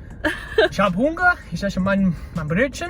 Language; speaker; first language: German; non-native, learner; English